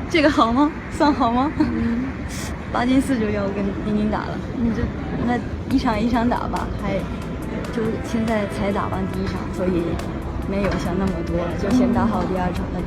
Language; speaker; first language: Chinese; non-native, fluent; Japanese